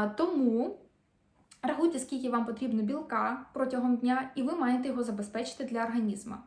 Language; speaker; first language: Ukrainian; non-native, local second language; Russian